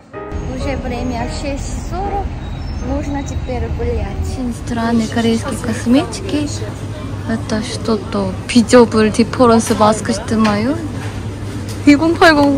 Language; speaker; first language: Russian; non-native, learner; Korean